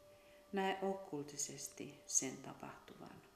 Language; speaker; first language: Finnish; native; Finnish